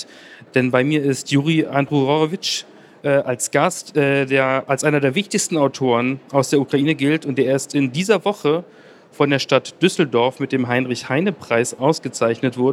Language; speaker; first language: German; native; German